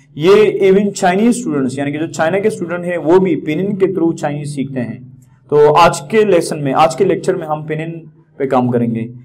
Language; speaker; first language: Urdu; native; Urdu